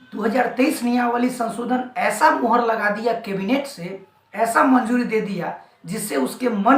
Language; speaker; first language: Hindi; native; Hindi